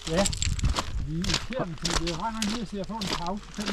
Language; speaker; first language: Danish; native; Danish